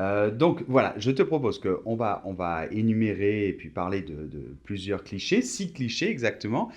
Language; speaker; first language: French; native; French